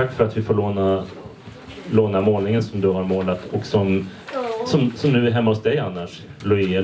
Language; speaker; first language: Swedish; native; Swedish